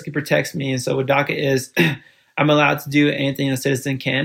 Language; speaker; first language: English; early bilingual, other home language; Spanish